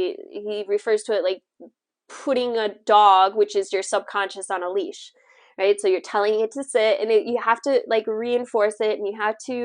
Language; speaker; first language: English; native; English